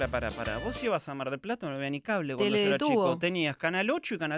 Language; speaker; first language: Spanish; native; Spanish